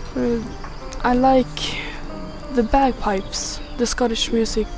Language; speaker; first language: English; non-native, learner; Swedish